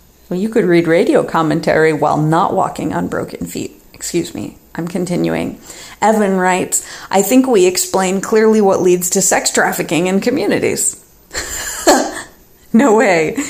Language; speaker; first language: English; native; English